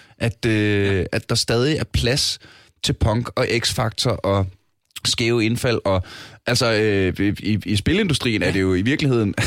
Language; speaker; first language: Danish; native; Danish